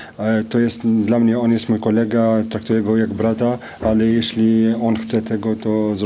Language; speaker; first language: Polish; non-native, fluent; French